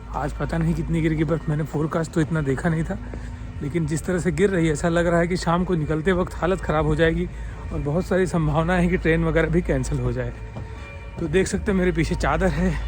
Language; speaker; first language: Hindi; native; Hindi